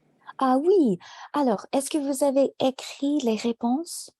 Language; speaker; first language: French; native; French